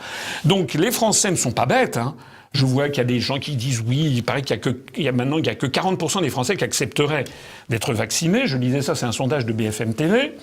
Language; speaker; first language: French; native; French